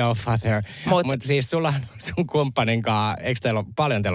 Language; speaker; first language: Finnish; native; Finnish